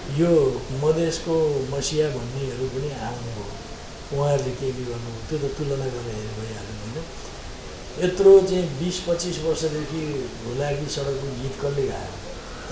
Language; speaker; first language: Nepali; native; Nepali